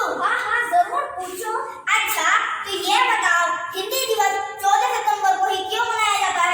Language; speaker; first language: Hindi; non-native, local second language; Malayalam